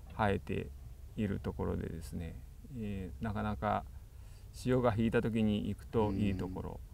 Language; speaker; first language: Japanese; native; Japanese